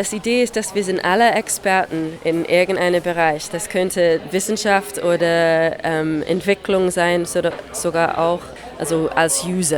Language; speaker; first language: German; non-native, fluent; English